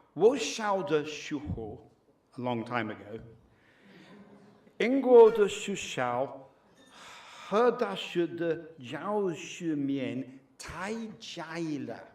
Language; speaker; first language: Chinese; non-native, learner; English